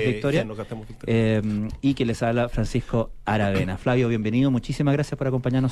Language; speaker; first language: Spanish; native; Spanish